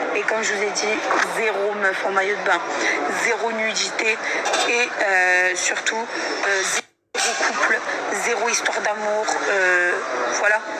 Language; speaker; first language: French; native; French